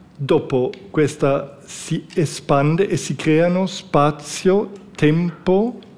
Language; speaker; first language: Italian; native; Italian